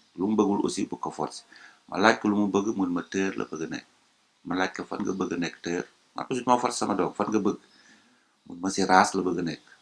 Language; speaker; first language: Wolof; native; Wolof